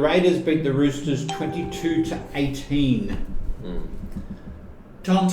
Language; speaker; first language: English; native; English